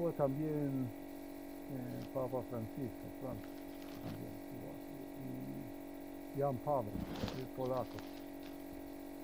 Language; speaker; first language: Spanish; non-native, learner; Slovenian